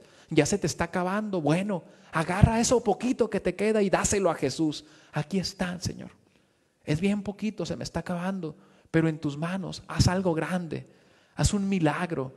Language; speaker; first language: Spanish; native; Spanish